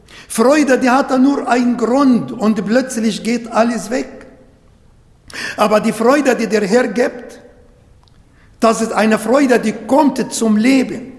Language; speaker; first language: German; non-native, fluent; Arabic